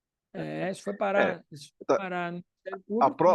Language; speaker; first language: Portuguese; native; Portuguese